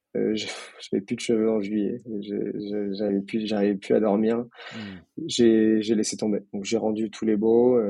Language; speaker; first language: French; native; French